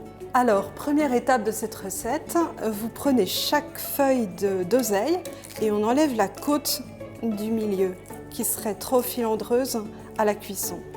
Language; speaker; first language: French; native; French